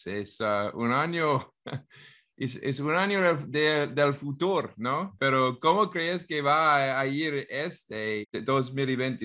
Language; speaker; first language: Spanish; non-native, learner; English